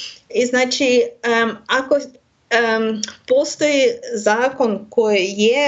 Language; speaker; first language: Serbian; non-native, learner; Russian